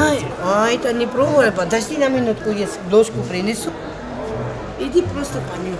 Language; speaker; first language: Russian; non-native, local second language; Georgian